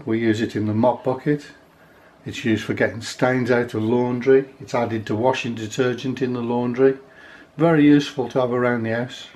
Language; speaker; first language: English; native; English